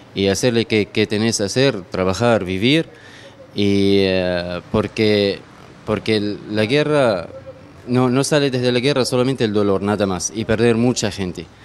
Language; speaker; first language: Spanish; non-native, fluent; Arabic